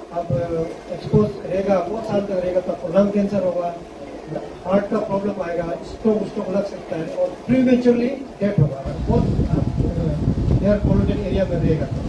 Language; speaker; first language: Hindi; non-native, local second language; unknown